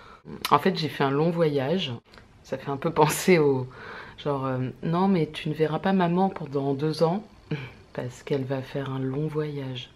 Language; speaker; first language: French; native; French